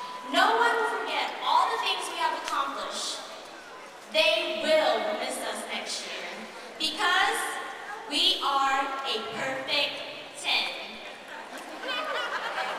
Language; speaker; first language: English; early bilingual, other home language; Vietnamese